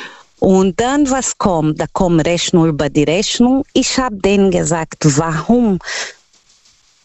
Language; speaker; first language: German; non-native, fluent; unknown